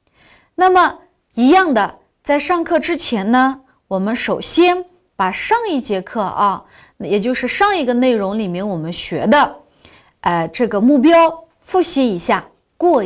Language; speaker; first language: Chinese; non-native, local second language; Uyghur